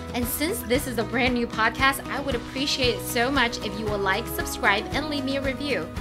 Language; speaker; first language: English; early bilingual, other home language; Chinese